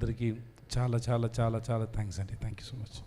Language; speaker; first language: Telugu; non-native, learner; Tamil